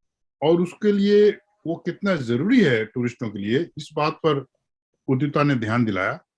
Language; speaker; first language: Hindi; native; Hindi